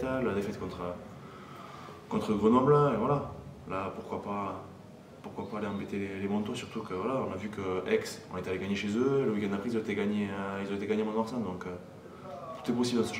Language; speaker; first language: French; native; French